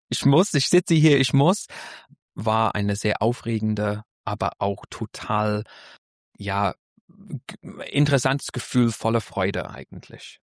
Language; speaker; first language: German; non-native, fluent; English